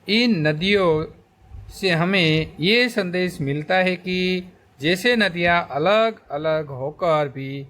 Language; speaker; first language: Hindi; non-native, local second language; Gujarati